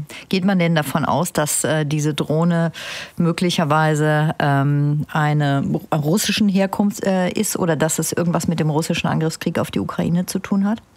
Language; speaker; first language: German; native; German